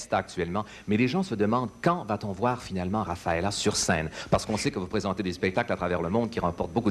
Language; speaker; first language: French; native; French